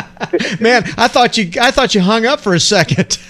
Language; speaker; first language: English; native; English